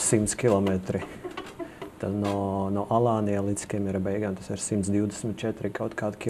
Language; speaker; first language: Latvian; non-native, local second language; Russian